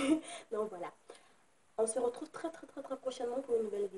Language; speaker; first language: French; native; French